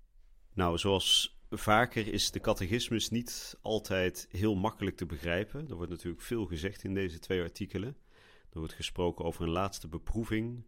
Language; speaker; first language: Dutch; native; Dutch